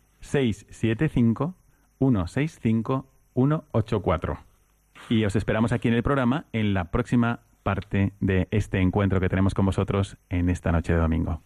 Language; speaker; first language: Spanish; native; Spanish